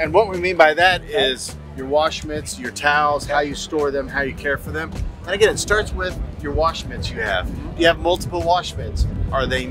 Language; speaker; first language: English; native; English